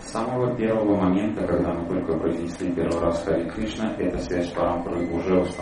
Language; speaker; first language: Russian; native; Russian